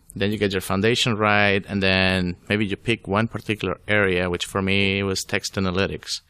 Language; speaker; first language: English; non-native, fluent; Spanish